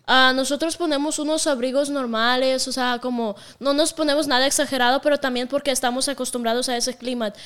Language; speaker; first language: Spanish; non-native, fluent; Russian